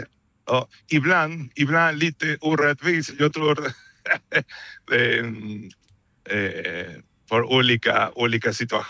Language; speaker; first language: Swedish; non-native, fluent; Spanish